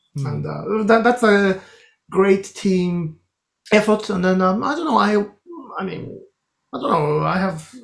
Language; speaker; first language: English; non-native, fluent; Japanese